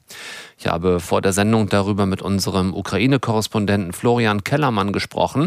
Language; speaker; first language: German; native; German